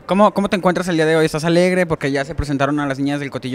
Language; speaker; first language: Spanish; native; Spanish